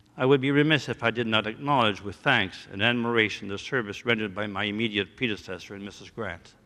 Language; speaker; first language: English; early bilingual, other home language; French